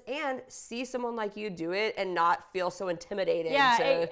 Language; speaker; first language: English; native; English